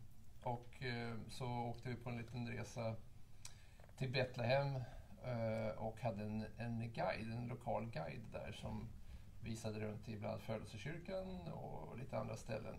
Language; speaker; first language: Swedish; native; Swedish